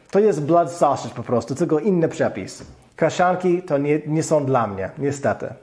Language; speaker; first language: Polish; non-native, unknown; English